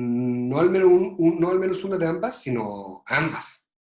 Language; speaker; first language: Spanish; native; Spanish